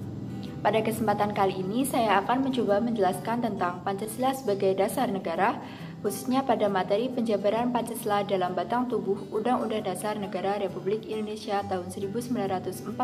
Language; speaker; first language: Indonesian; native; Indonesian